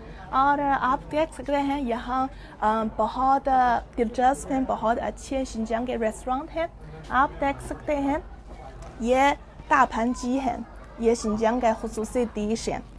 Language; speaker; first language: Hindi; non-native, fluent; Chinese